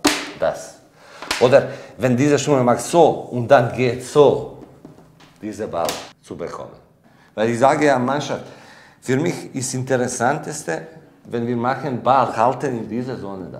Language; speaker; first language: German; non-native, learner; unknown